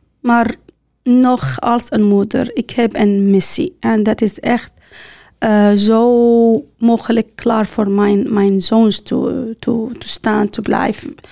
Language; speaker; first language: Dutch; non-native, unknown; Arabic